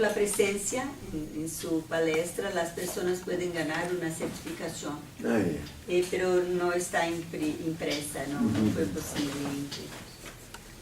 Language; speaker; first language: Spanish; non-native, fluent; Portuguese